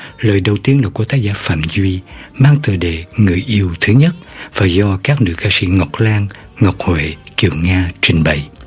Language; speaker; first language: Vietnamese; native; Vietnamese